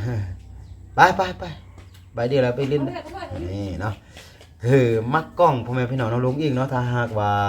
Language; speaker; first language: Thai; non-native, local second language; Lao